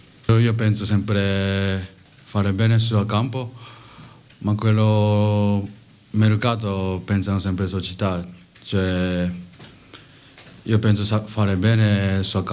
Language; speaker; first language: Italian; non-native, learner; Japanese